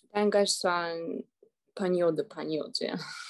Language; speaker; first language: Chinese; non-native, fluent; Russian